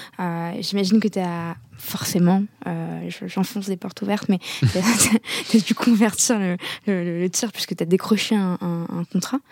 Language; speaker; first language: French; native; French